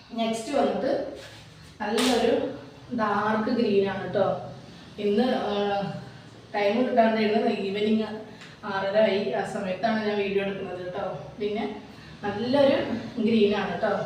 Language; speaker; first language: Malayalam; native; Malayalam